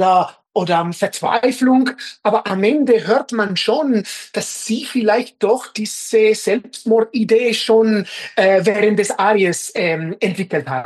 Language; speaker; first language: German; non-native, fluent; Spanish